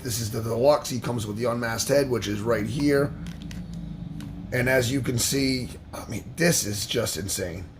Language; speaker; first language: English; native; English